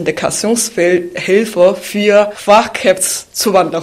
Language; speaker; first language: German; non-native, fluent; Chinese